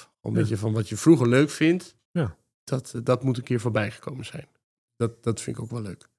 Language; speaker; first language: Dutch; native; Dutch